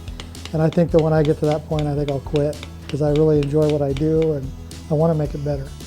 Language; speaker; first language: English; native; English